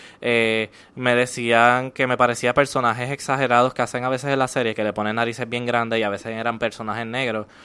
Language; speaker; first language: Spanish; native; Spanish